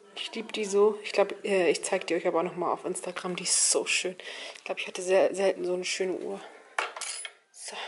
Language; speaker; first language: German; early bilingual, other home language; Turkish